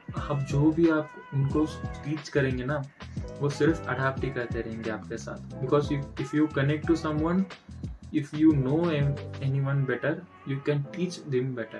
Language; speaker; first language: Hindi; non-native, local second language; Marathi